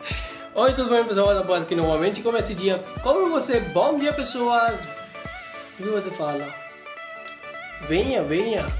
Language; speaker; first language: Portuguese; non-native, learner; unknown